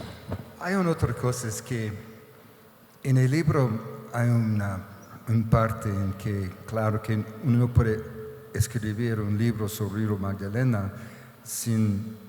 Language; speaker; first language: Spanish; non-native, fluent; English